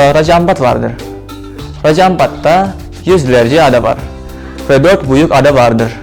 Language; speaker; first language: Turkish; non-native, learner; Indonesian